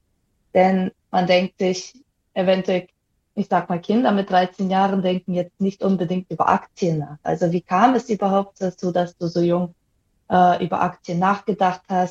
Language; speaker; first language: German; non-native, learner; Serbian